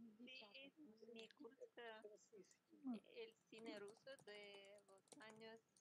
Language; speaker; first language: Spanish; non-native, learner; Russian